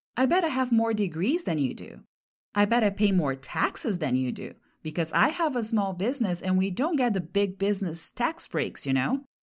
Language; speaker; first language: English; non-native, fluent; Portuguese